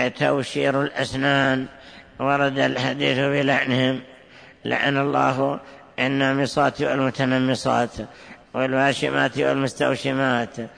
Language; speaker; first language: Arabic; native; Arabic